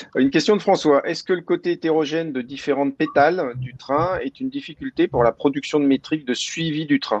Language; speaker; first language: French; native; French